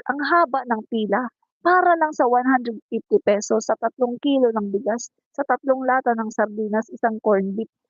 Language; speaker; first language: Filipino; non-native, local second language; Cebuano